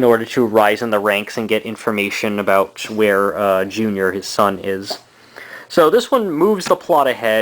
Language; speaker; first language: English; native; English